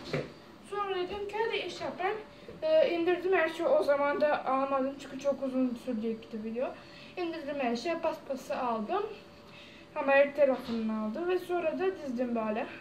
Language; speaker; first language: Turkish; non-native, fluent; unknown